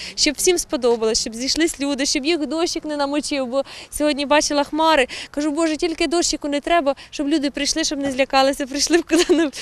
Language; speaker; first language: Ukrainian; native; Ukrainian